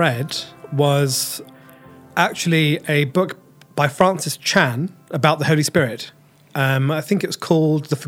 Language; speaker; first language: English; native; English